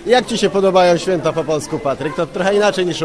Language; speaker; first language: Polish; native; Polish